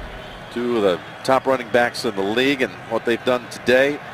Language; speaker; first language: English; native; English